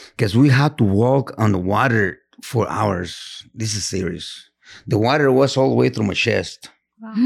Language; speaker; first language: English; non-native, fluent; Spanish